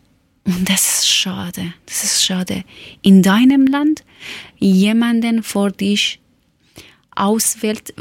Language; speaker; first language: German; non-native, learner; Persian